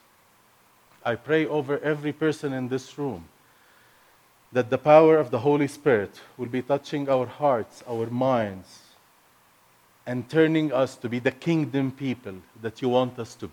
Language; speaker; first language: English; non-native, fluent; Arabic